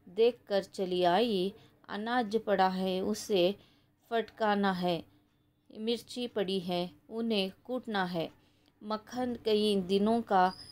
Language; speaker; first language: Hindi; non-native, local second language; Kannada